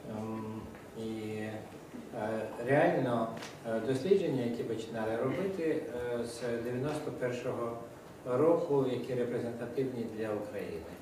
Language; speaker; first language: Ukrainian; non-native, local second language; Russian